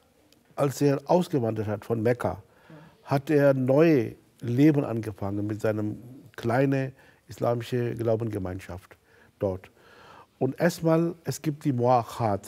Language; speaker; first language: German; non-native, fluent; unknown